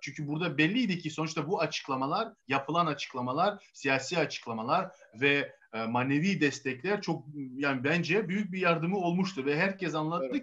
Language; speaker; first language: Turkish; non-native, fluent; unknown